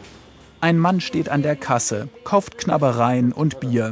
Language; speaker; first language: German; native; German